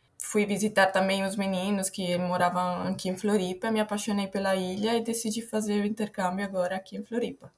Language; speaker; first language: Portuguese; non-native, fluent; Italian